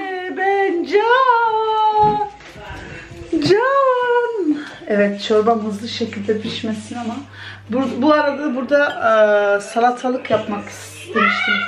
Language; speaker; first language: Turkish; early bilingual, heritage; Turkish